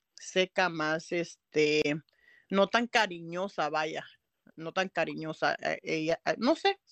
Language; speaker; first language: Spanish; native; Spanish